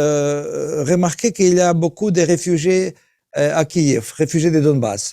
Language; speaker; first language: French; non-native, learner; Russian